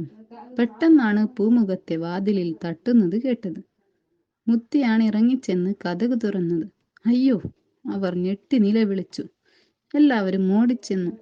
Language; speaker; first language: Malayalam; native; Malayalam